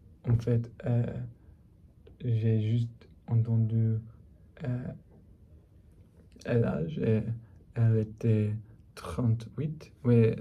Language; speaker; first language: French; non-native, learner; English